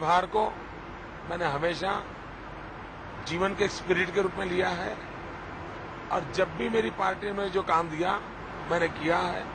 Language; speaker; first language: Hindi; non-native, local second language; Gujarati